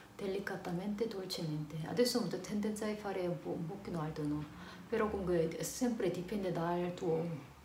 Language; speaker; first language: Italian; non-native, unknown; Korean